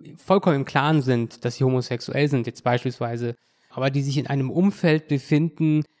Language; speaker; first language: German; native; German